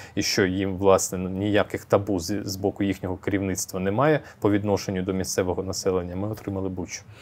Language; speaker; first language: Ukrainian; non-native, local second language; Russian